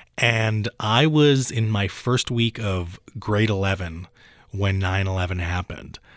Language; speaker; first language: English; early bilingual, other home language; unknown